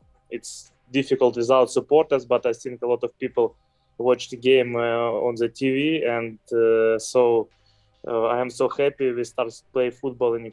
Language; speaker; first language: English; non-native, fluent; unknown